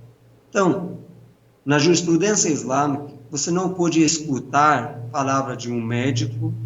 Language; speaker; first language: Portuguese; non-native, fluent; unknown